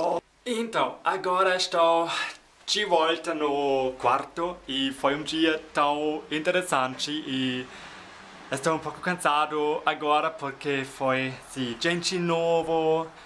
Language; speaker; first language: Portuguese; non-native, fluent; German